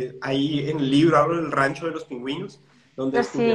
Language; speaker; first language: Spanish; native; Spanish